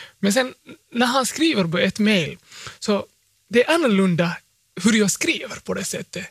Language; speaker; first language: Swedish; early bilingual, other home language; Somali